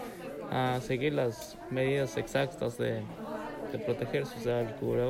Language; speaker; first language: Spanish; native; Spanish